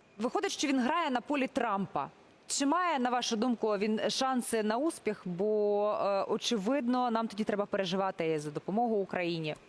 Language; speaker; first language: Ukrainian; native; Ukrainian